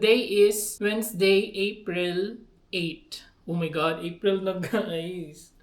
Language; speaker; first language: English; non-native, local second language; Filipino